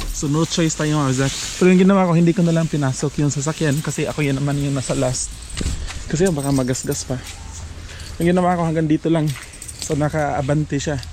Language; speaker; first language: Filipino; non-native, local second language; Cebuano